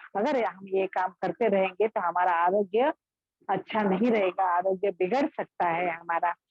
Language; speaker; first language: Hindi; non-native, local second language; Marathi